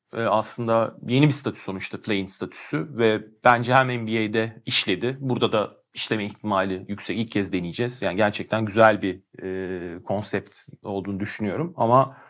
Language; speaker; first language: Turkish; native; Turkish